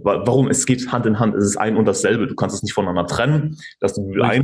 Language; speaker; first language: German; native; German